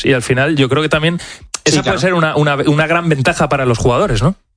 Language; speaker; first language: Spanish; native; Spanish